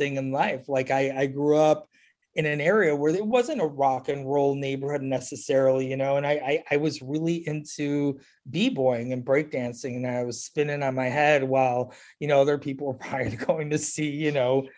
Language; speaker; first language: English; native; English